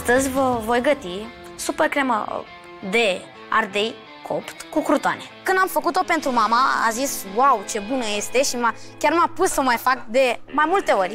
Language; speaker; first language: Romanian; early bilingual, heritage; Romanian